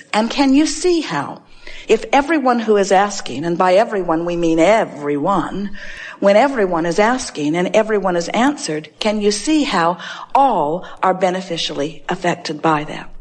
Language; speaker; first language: English; native; English